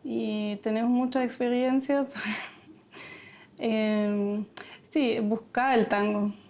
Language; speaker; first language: Spanish; non-native, fluent; German